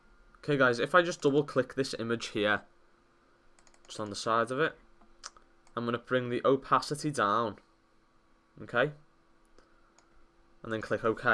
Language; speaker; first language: English; native; English